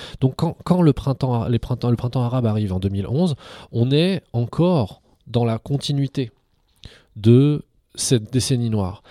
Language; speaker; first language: French; early bilingual, other home language; Arabic